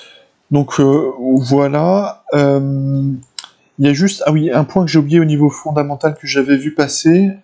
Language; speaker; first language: French; native; French